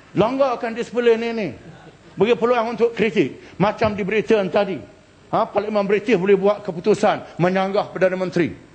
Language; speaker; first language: Malay; native; Malay